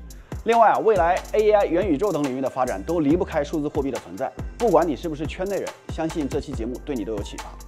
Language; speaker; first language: Chinese; native; Chinese